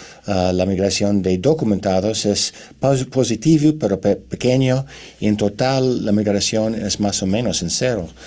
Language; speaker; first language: Spanish; non-native, fluent; English